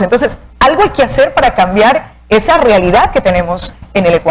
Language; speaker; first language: Spanish; native; Spanish